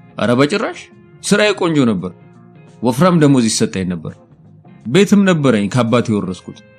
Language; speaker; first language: Amharic; native; Amharic